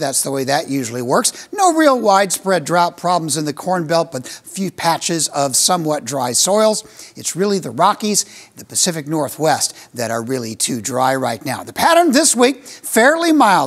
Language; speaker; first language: English; native; English